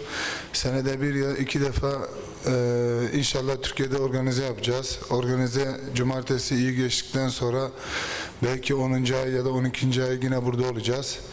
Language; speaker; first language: Turkish; early bilingual, heritage; Turkish